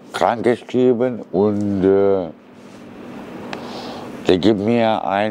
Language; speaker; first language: German; non-native, learner; Romanian